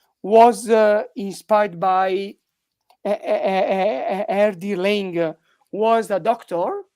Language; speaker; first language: English; non-native, learner; Italian